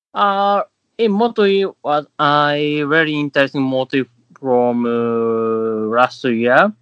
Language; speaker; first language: English; non-native, learner; Japanese